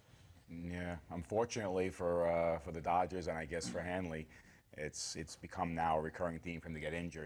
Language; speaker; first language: English; native; English